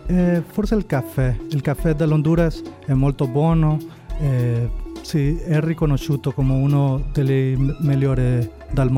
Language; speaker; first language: Italian; non-native, learner; Spanish